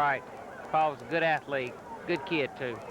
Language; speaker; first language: English; native; English